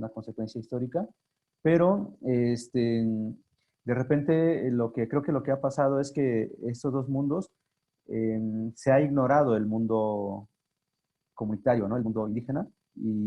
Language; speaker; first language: Spanish; non-native, local second language; Zapotec